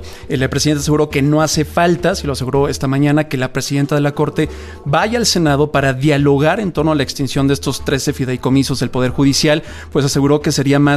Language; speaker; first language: Spanish; native; Spanish